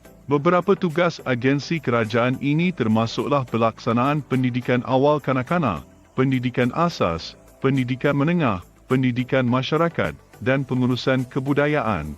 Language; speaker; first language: Malay; native; Malay